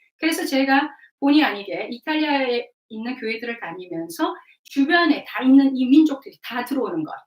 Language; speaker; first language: Korean; native; Korean